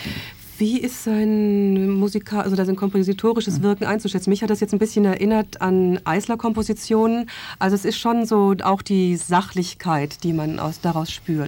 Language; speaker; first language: German; native; German